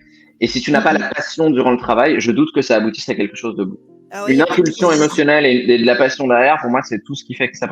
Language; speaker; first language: French; native; French